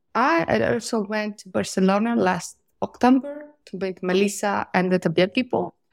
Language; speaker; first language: English; non-native, fluent; Greek